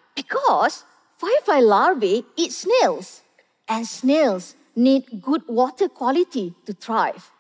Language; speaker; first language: English; non-native, local second language; Malay